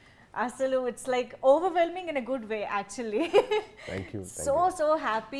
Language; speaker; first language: Telugu; native; Telugu